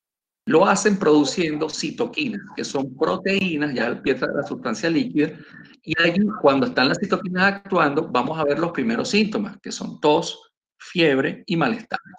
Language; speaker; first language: Spanish; native; Spanish